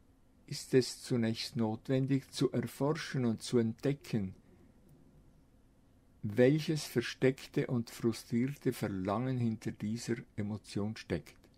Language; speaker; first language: German; non-native, fluent; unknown